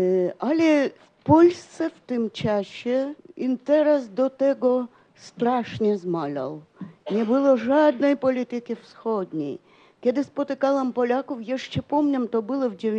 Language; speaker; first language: Polish; non-native, fluent; Russian